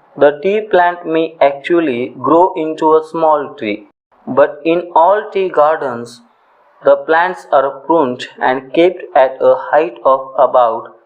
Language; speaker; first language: English; non-native, local second language; Marathi